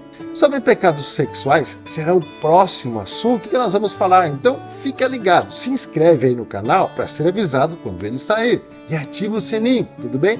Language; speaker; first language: Portuguese; native; Portuguese